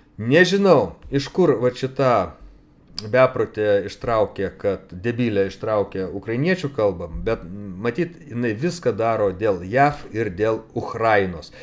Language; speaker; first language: Lithuanian; native; Lithuanian